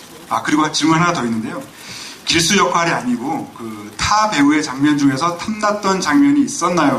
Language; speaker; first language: Korean; native; Korean